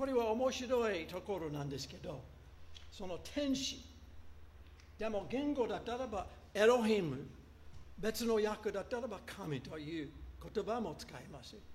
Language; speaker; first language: Japanese; non-native, fluent; English